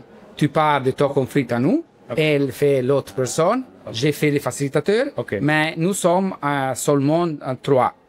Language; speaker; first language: French; non-native, learner; Italian